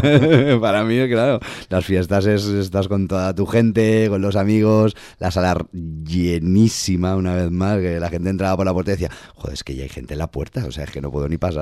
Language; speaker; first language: Spanish; native; Spanish